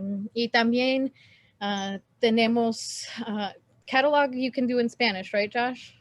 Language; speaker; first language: Spanish; non-native, learner; English